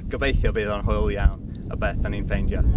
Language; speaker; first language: Welsh; non-native, learner; English